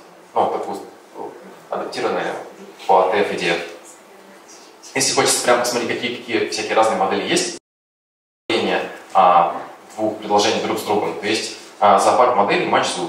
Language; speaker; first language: Russian; native; Russian